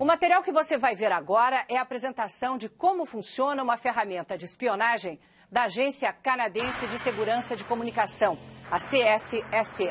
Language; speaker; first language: Portuguese; native; Portuguese